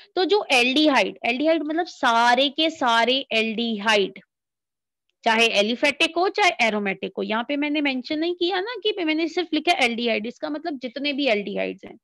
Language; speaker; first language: Hindi; native; Hindi